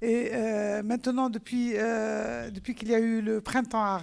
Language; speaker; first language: French; non-native, local second language; Arabic